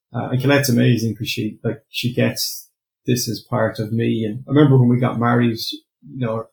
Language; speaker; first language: English; native; English